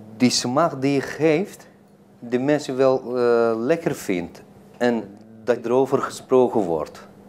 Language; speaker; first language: Dutch; non-native, fluent; Turkish